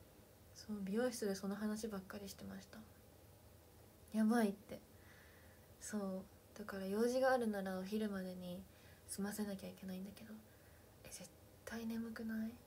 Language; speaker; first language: Japanese; native; Japanese